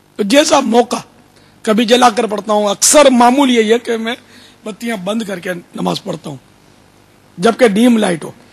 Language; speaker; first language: Urdu; non-native, local second language; Kachhi